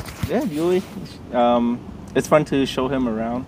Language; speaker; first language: English; early bilingual, other home language; Vietnamese